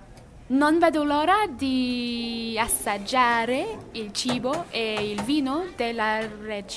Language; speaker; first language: Italian; non-native, learner; English